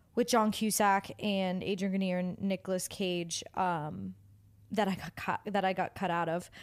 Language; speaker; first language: English; native; English